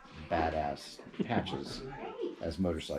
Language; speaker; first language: English; native; English